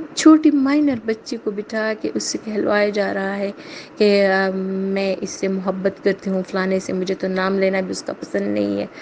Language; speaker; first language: Urdu; native; Urdu